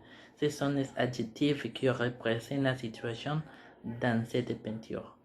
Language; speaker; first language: French; non-native, learner; Spanish